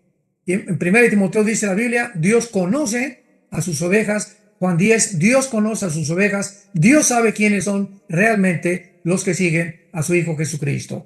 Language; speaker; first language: Spanish; native; Spanish